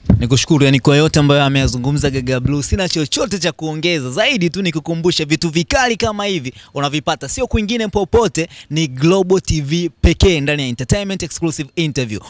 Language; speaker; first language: Swahili; native; Swahili